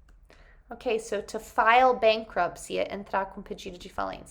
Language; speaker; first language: Portuguese; non-native, fluent; English